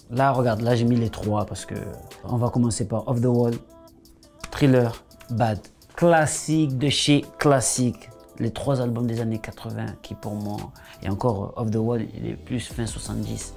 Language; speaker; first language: French; native; French